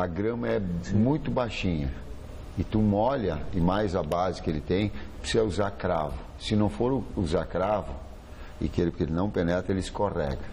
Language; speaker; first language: Portuguese; native; Portuguese